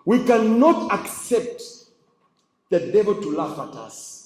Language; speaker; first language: English; non-native, local second language; Swahili